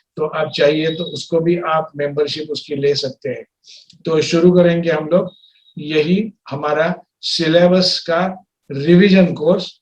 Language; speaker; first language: Hindi; non-native, local second language; Marathi